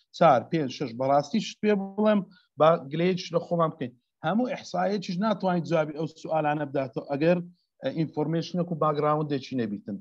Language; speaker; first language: Central Kurdish; native; Central Kurdish